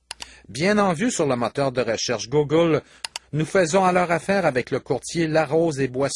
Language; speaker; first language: French; native; French